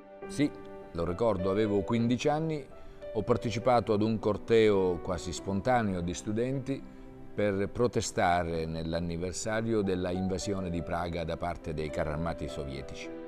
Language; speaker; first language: Italian; native; Italian